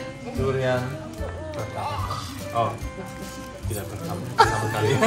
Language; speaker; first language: Indonesian; non-native, learner; German